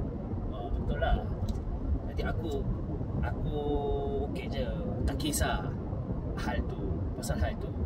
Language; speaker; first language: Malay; non-native, fluent; Korean